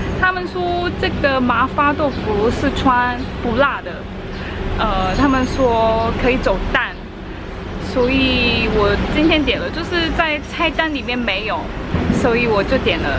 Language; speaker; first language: Chinese; non-native, fluent; Korean